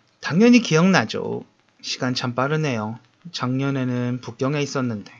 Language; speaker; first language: Korean; native; Korean